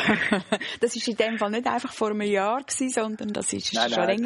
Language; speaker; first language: German; native; German